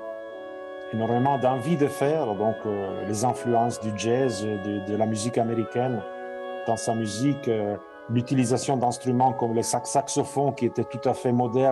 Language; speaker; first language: French; non-native, fluent; Italian